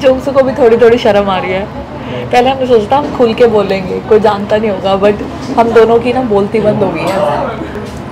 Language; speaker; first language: Hindi; native; Hindi